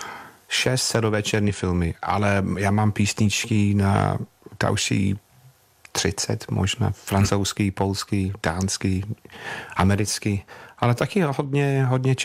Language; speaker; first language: Czech; non-native, fluent; English